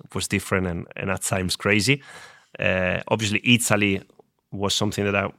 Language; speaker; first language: English; non-native, fluent; Spanish